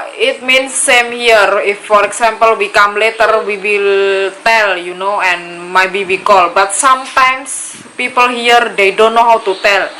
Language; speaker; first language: English; non-native, learner; Indonesian